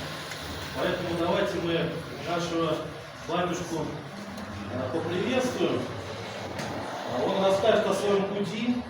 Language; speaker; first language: Russian; native; Russian